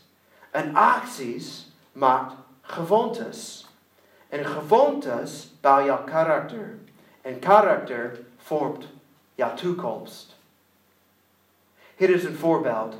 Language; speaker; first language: Dutch; non-native, learner; English